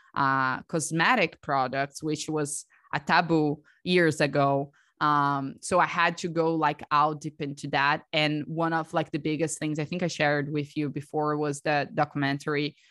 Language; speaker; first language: English; non-native, fluent; Portuguese